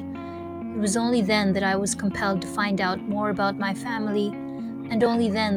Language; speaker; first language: English; non-native, local second language; Filipino